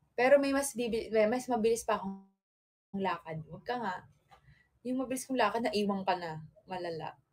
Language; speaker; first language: Filipino; native; Filipino